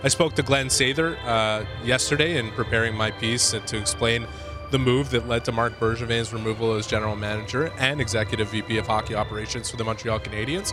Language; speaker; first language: English; native; English